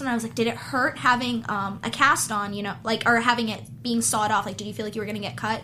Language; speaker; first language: English; native; English